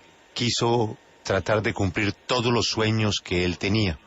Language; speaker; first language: Spanish; native; Spanish